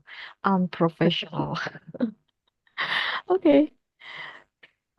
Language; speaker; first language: English; non-native, fluent; Indonesian